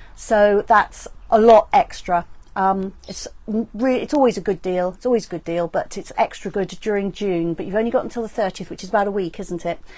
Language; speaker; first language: English; native; English